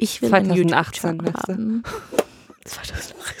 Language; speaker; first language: German; non-native, learner; English